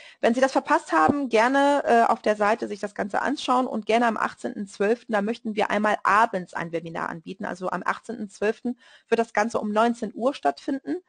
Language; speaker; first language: German; non-native, fluent; Portuguese